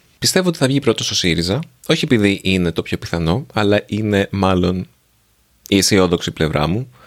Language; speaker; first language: Greek; native; Greek